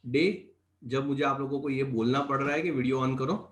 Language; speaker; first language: Hindi; non-native, local second language; Gujarati